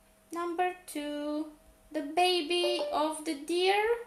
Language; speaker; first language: English; non-native, fluent; Romanian